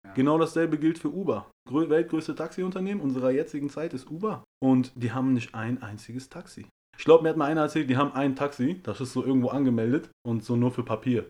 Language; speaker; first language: German; early bilingual, other home language; Persian